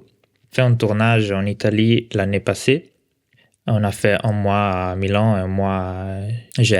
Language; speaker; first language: French; non-native, local second language; Italian